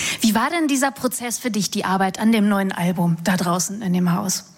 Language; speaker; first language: German; native; German